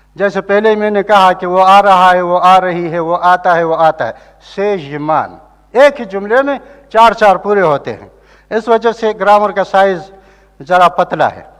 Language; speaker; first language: Urdu; non-native, local second language; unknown